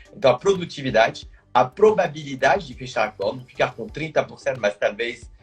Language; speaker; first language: Portuguese; non-native, fluent; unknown